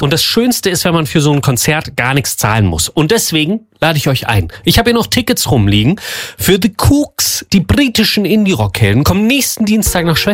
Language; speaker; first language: German; native; German